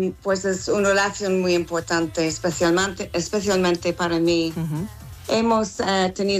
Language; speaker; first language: Spanish; non-native, fluent; English